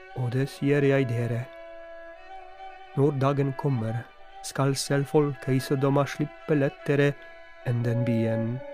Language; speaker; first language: Norwegian; non-native, fluent; Polish